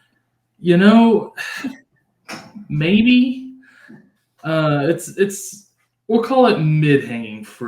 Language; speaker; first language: English; native; English